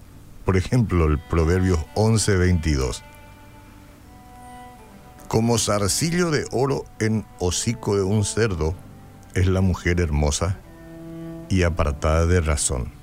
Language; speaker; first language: Spanish; native; Spanish